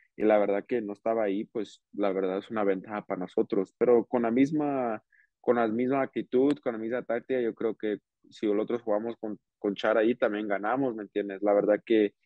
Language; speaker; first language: Spanish; early bilingual, heritage; Spanish